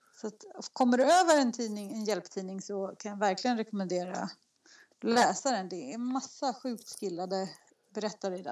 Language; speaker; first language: Swedish; native; Swedish